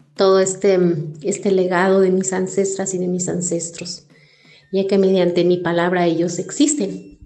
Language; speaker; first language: Spanish; non-native, local second language; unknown